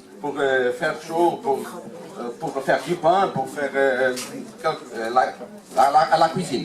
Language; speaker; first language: French; non-native, learner; Portuguese